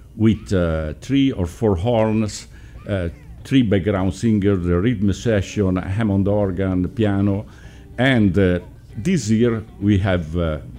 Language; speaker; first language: English; non-native, learner; Italian